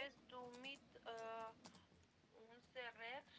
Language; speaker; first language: German; non-native, learner; Macedonian